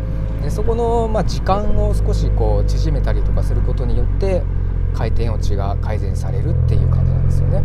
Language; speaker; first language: Japanese; native; Japanese